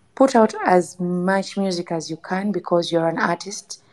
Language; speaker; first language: English; non-native, local second language; Ganda